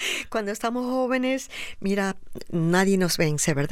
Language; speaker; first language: Spanish; native; Spanish